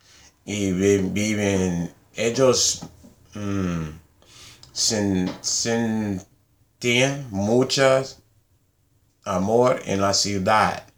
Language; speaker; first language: Spanish; non-native, learner; English